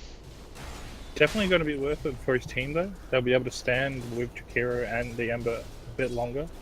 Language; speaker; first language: English; native; English